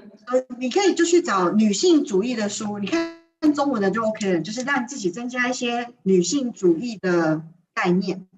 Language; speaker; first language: Chinese; native; Chinese